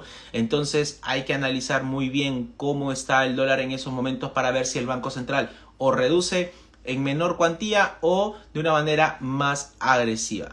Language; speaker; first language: Spanish; native; Spanish